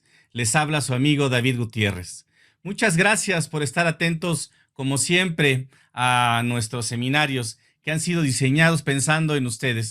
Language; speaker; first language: Spanish; native; Spanish